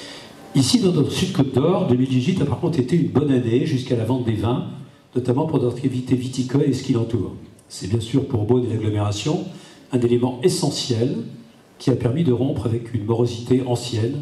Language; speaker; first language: French; native; French